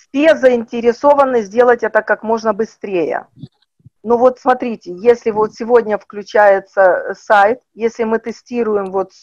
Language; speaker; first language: Russian; native; Russian